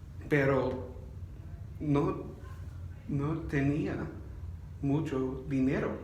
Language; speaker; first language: Spanish; non-native, learner; English